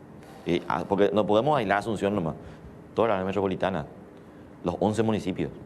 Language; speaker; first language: Spanish; native; Spanish